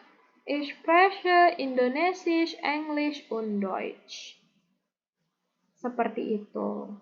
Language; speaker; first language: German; non-native, learner; Indonesian